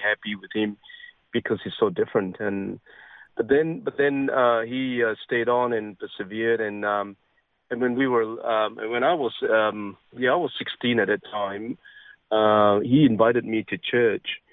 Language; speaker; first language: English; non-native, local second language; Min Nan Chinese